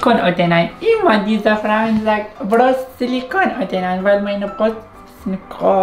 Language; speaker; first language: German; non-native, learner; Arabic